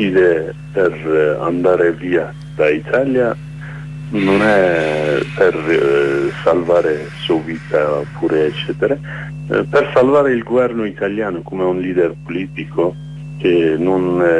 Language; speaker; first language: Italian; non-native, fluent; Kurdish